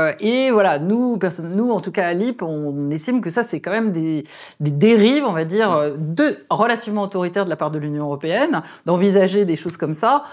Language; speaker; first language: French; native; French